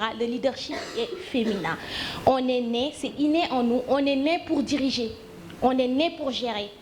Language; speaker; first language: French; non-native, local second language; Wolof